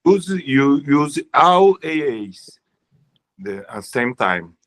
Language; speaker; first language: English; non-native, learner; Portuguese